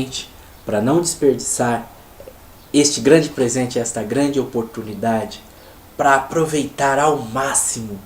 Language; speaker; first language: Portuguese; native; Portuguese